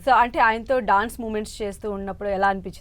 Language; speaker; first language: Telugu; native; Telugu